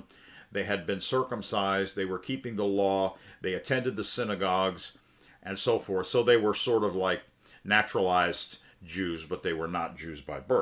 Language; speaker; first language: English; native; English